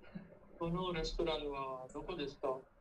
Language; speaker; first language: Japanese; non-native, learner; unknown